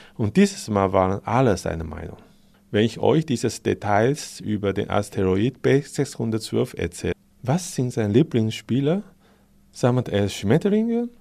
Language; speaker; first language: German; non-native, fluent; Chinese